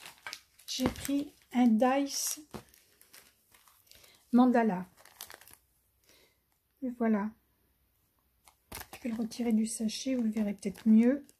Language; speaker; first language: French; native; French